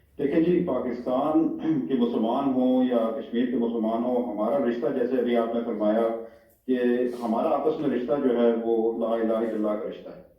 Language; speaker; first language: Urdu; non-native, local second language; Pahari-Potwari